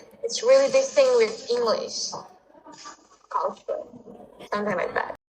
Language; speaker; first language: English; non-native, fluent; Indonesian